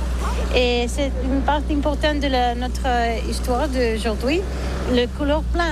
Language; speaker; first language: French; non-native, learner; Catalan